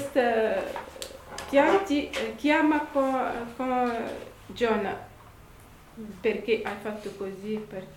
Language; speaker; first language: Italian; non-native, learner; Arabic